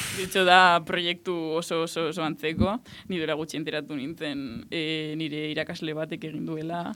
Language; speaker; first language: Basque; non-native, local second language; Spanish